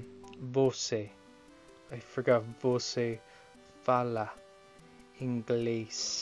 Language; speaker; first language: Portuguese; non-native, learner; English